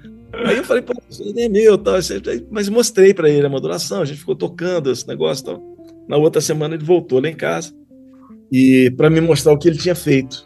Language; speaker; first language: Portuguese; native; Portuguese